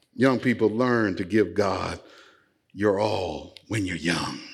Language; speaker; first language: English; native; English